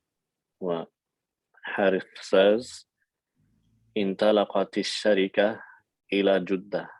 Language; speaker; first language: Arabic; non-native, fluent; English